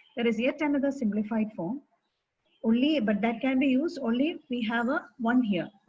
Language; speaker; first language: English; non-native, local second language; Malayalam